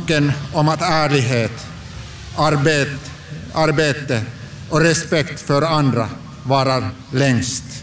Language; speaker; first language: Swedish; non-native, local second language; Finnish